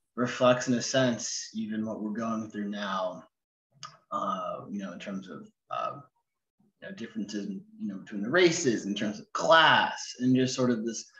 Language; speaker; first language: English; native; English